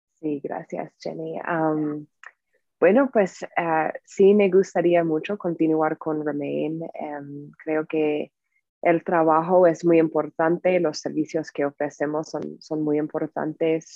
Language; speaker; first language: Spanish; non-native, fluent; English